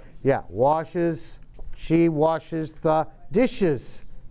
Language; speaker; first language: English; native; English